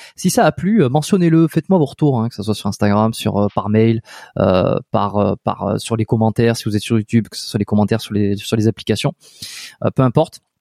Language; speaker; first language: French; native; French